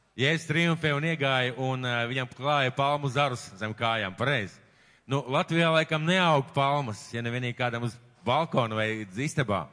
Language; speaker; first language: Latvian; native; Latvian